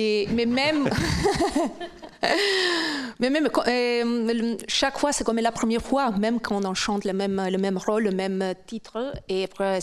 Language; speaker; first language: French; non-native, fluent; Albanian